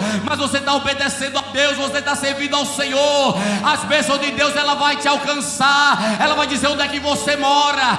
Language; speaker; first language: Portuguese; native; Portuguese